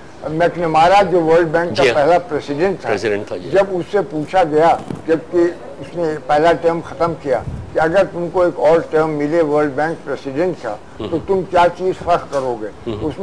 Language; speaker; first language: Urdu; native; Urdu